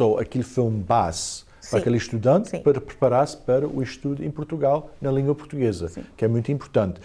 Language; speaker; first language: Portuguese; early bilingual, heritage; Portuguese